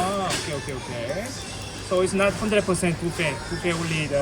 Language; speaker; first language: English; non-native, learner; Korean